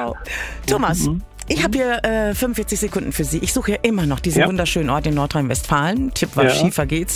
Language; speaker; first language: German; native; German